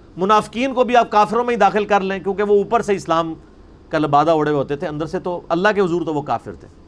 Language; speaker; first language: Urdu; non-native, local second language; Punjabi